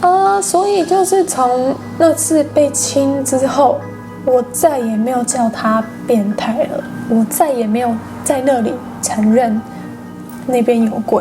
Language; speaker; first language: Chinese; non-native, fluent; English